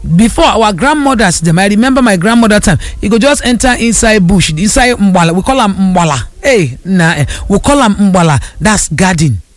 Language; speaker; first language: Nigerian Pidgin; non-native, local second language; Igbo